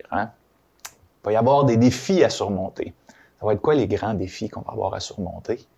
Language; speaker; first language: French; native; French